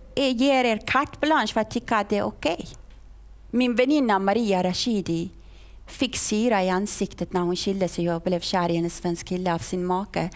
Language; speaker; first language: Swedish; non-native, fluent; Persian